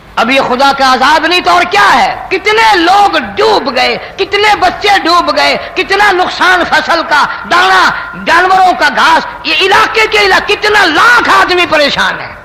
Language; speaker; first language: Urdu; non-native, local second language; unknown